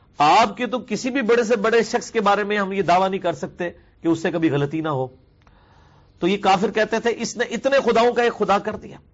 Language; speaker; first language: Urdu; non-native, local second language; Punjabi